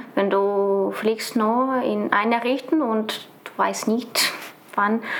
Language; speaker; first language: German; non-native, fluent; Russian